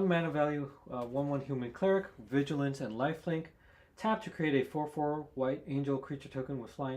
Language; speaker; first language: English; native; English